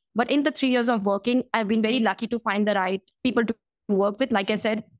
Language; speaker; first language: English; non-native, local second language; Hindi